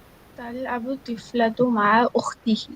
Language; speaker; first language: Arabic; non-native, learner; Tamil